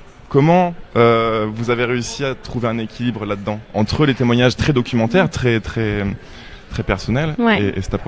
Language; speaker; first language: French; native; French